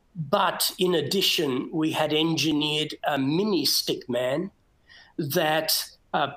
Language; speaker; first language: English; native; English